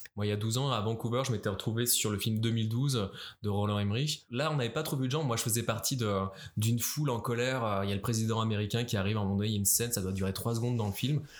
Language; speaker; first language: French; native; French